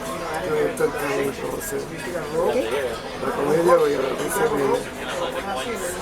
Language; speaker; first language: Spanish; early bilingual, heritage; English